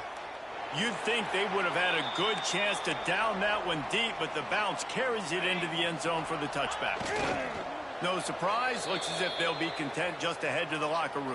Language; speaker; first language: English; native; English